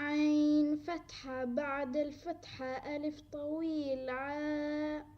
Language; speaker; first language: Arabic; non-native, learner; Somali